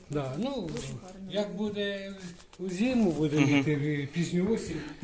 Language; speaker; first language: Ukrainian; non-native, local second language; Russian